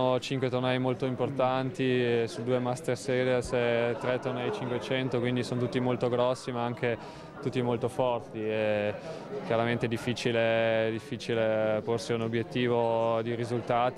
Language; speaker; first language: Italian; non-native, local second language; German